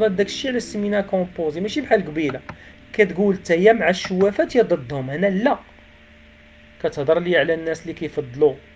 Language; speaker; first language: French; non-native, local second language; Arabic